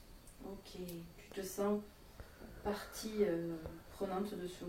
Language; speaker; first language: French; native; French